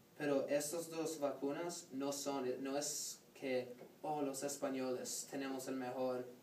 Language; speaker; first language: Spanish; non-native, learner; English